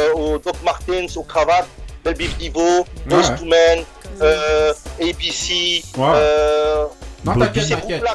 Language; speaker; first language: French; native; French